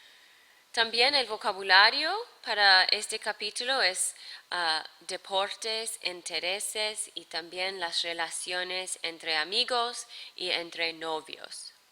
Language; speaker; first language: Spanish; non-native, fluent; English